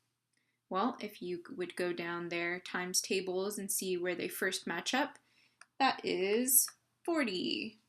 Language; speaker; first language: English; native; English